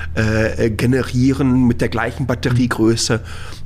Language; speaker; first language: German; native; German